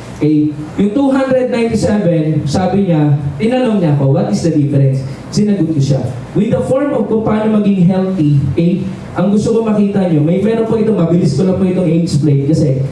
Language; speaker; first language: Filipino; native; Filipino